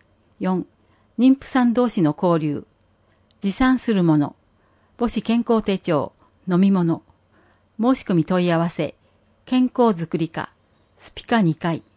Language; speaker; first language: Japanese; native; Japanese